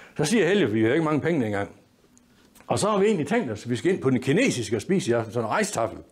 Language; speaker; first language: Danish; native; Danish